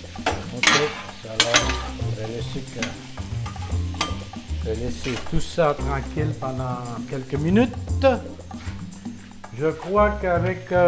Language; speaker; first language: French; non-native, fluent; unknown